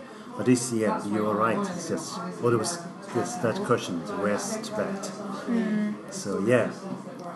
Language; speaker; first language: English; non-native, learner; Chinese